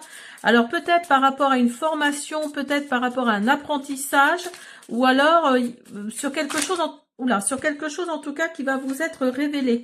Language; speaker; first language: French; native; French